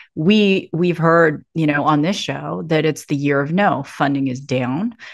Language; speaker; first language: English; native; English